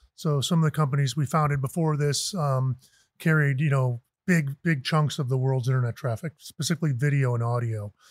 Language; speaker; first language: English; native; English